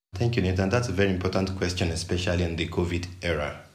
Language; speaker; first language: English; non-native, local second language; Yoruba